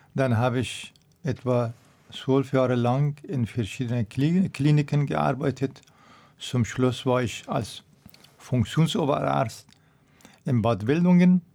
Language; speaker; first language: German; non-native, fluent; Persian